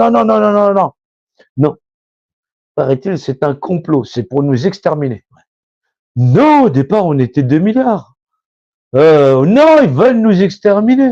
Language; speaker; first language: French; native; French